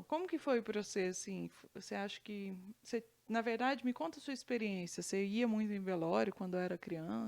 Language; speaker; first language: Portuguese; native; Portuguese